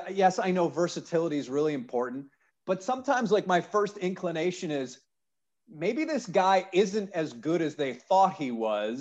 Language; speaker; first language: English; native; English